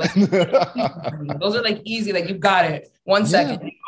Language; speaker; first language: English; native; English